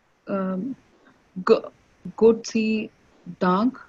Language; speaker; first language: German; non-native, learner; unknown